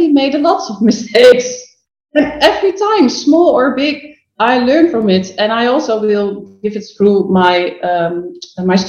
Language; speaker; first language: English; non-native, fluent; Dutch